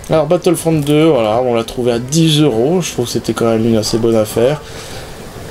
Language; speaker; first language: French; native; French